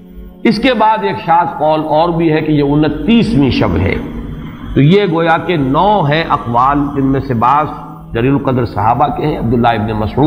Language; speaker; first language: Urdu; native; Urdu